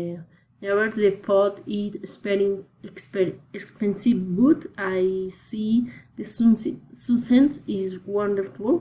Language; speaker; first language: English; non-native, learner; Spanish